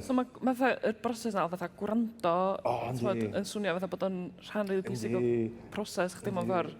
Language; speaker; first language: Welsh; native; Welsh